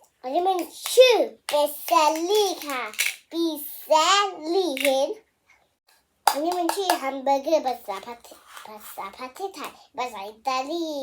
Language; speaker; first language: Thai; early bilingual, heritage; Thai